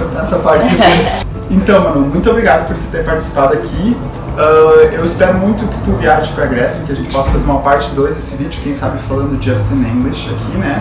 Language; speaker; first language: Portuguese; native; Portuguese